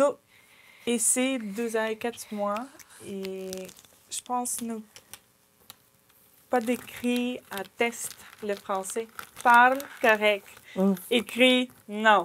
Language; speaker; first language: French; non-native, learner; Ukrainian